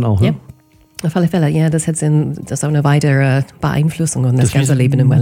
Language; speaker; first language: German; non-native, fluent; English